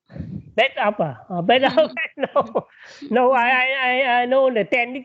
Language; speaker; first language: English; non-native, learner; Vietnamese